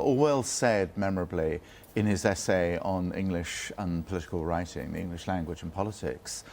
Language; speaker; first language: English; native; English